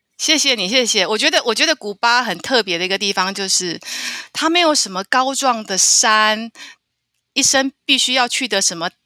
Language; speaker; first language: Chinese; native; Chinese